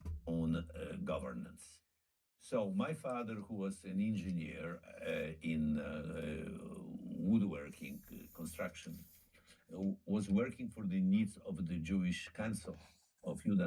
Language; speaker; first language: English; non-native, fluent; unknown